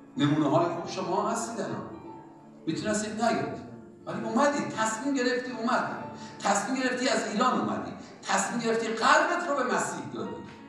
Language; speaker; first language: Persian; native; Persian